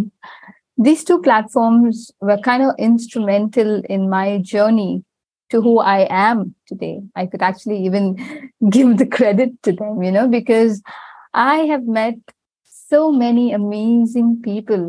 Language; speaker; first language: English; non-native, local second language; Tamil